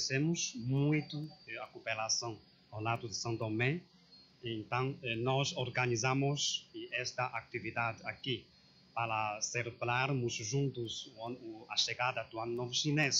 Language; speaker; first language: Portuguese; non-native, learner; Chinese